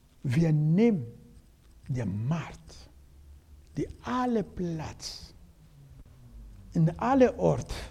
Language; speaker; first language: German; non-native, learner; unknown